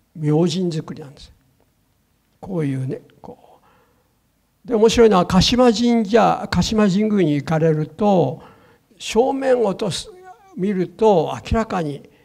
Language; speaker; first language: Japanese; native; Japanese